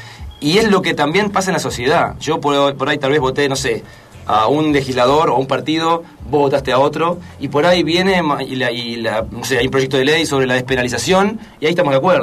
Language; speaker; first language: Spanish; native; Spanish